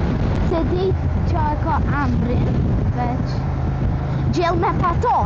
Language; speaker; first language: Albanian; early bilingual, heritage; Albanian